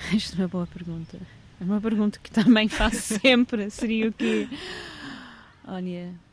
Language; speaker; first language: Portuguese; early bilingual, heritage; English